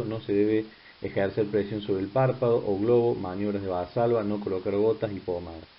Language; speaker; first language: Spanish; native; Spanish